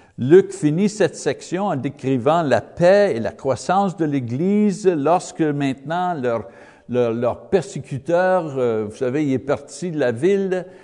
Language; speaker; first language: French; non-native, learner; English